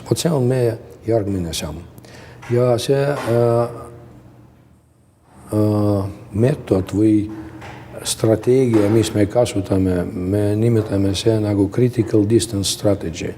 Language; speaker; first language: Estonian; non-native, local second language; Russian